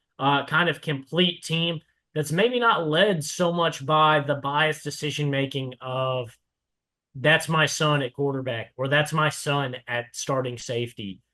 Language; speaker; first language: English; native; English